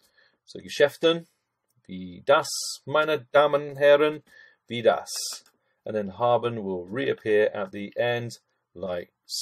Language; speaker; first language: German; non-native, fluent; English